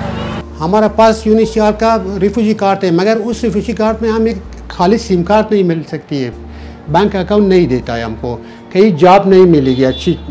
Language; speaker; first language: Hindi; non-native, fluent; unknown